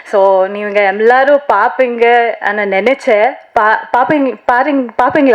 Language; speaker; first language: Tamil; non-native, learner; Hindi